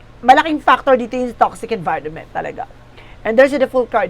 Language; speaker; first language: English; non-native, local second language; Filipino